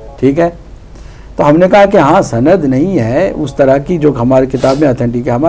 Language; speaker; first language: Urdu; native; Urdu